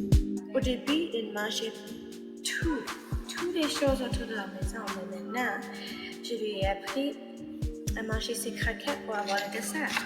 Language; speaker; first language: French; non-native, local second language; English